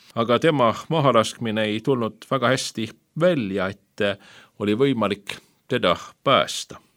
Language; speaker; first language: Estonian; non-native, fluent; Swedish